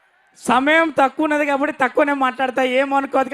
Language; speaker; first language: Telugu; native; Telugu